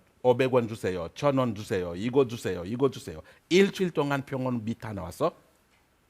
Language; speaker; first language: Korean; non-native, learner; French